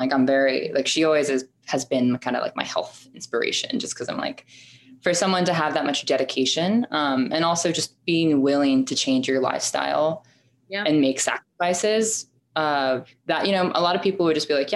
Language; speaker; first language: English; native; English